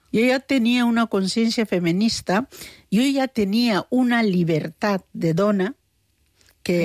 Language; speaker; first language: Catalan; non-native, fluent; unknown